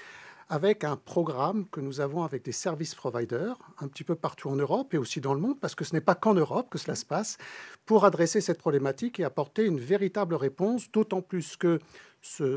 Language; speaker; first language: French; native; French